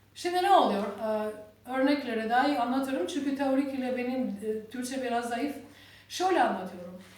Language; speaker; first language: Turkish; non-native, fluent; Albanian